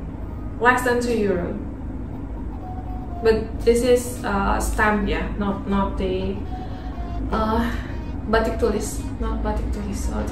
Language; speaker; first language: English; non-native, fluent; Indonesian